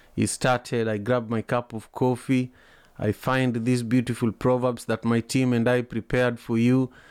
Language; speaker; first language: English; non-native, local second language; Luo (Kenya and Tanzania)